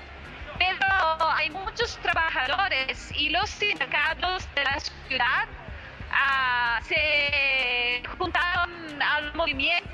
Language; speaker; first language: Spanish; non-native, fluent; Italian